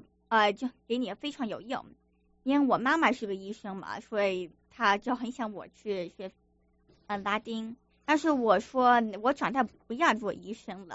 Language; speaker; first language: Chinese; early bilingual, other home language; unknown